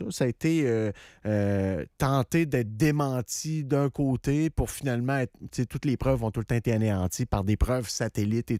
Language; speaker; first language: French; native; French